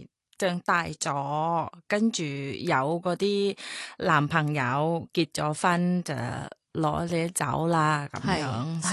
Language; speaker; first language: Cantonese; non-native, learner; Thai